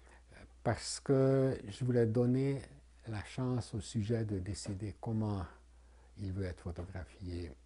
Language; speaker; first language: French; non-native, fluent; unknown